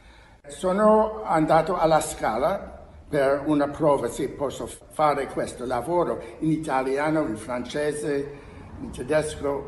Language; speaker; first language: Italian; non-native, learner; English